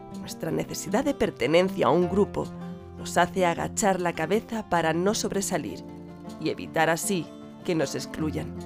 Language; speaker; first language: Spanish; native; Spanish